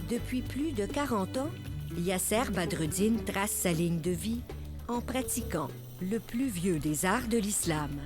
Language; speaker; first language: French; native; French